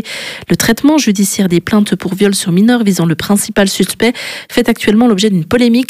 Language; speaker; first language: French; native; French